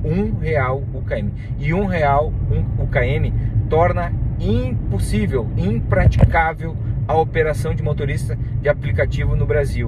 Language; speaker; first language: Portuguese; native; Portuguese